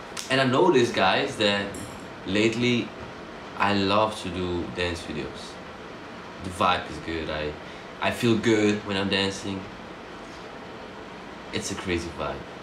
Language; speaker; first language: English; non-native, fluent; Slovak